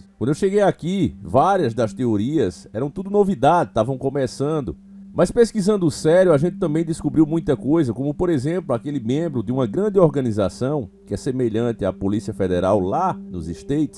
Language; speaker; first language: Portuguese; native; Portuguese